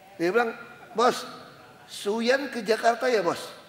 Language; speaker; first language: Indonesian; native; Indonesian